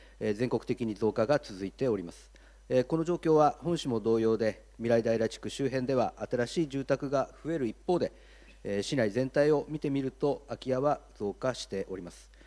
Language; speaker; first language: Japanese; native; Japanese